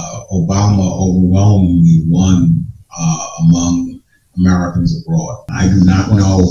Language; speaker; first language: English; native; English